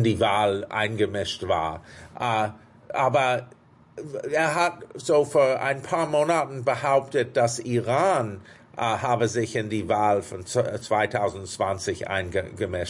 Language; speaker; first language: German; non-native, fluent; English